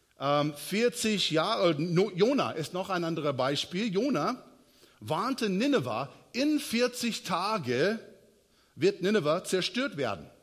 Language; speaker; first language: German; non-native, fluent; English